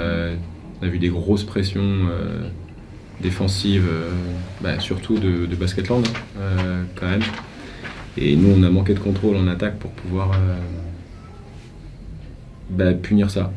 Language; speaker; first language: French; native; French